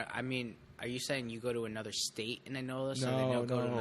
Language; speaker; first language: English; native; English